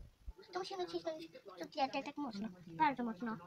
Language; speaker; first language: Polish; early bilingual, heritage; Polish